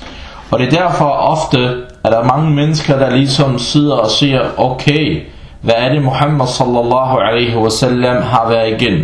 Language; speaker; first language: Danish; non-native, fluent; Arabic